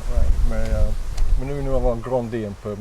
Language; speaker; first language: French; non-native, fluent; English